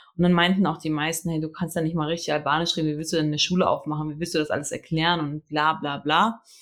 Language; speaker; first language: German; early bilingual, other home language; Albanian